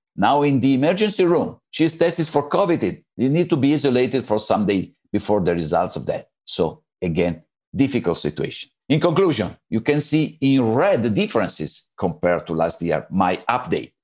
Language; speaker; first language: English; non-native, fluent; Italian